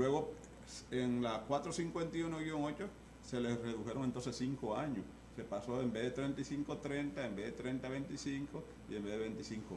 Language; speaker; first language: Spanish; native; Spanish